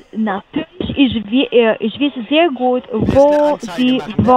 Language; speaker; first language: German; non-native, learner; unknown